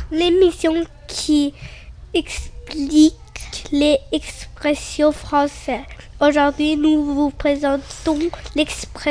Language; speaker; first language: French; non-native, learner; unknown